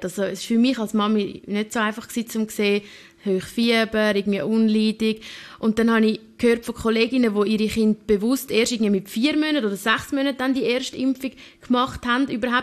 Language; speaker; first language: German; native; German